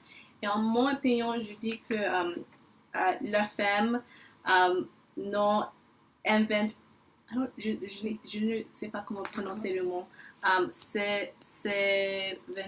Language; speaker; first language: French; non-native, learner; English